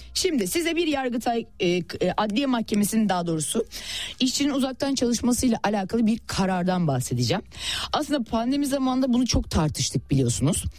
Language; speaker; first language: Turkish; native; Turkish